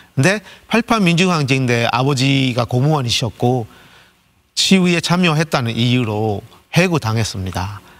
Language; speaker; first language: Korean; non-native, fluent; Burmese